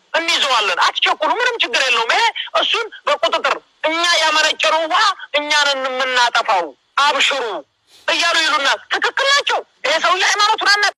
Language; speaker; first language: Amharic; native; Amharic